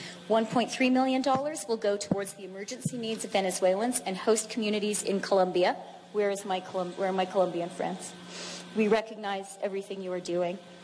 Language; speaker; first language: English; native; English